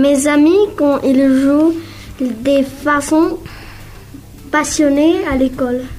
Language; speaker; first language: French; non-native, learner; Spanish